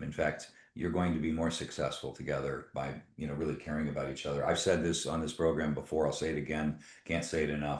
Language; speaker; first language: English; native; English